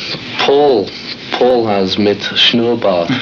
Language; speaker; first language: German; non-native, learner; English